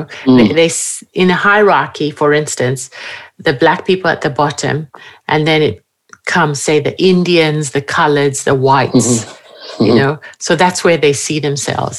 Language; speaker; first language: English; native; English